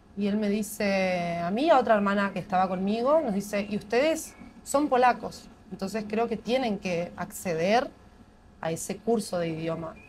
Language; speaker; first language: Spanish; native; Spanish